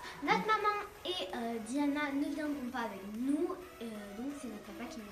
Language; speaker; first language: French; native; French